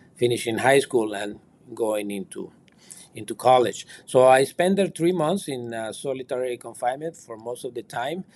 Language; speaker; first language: English; non-native, fluent; Spanish